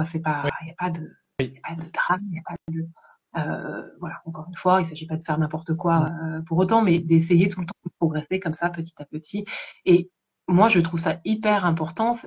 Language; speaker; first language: French; native; French